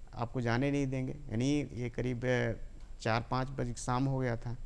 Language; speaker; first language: Hindi; native; Hindi